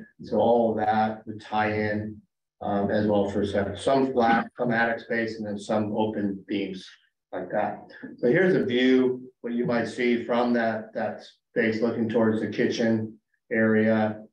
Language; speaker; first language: English; native; English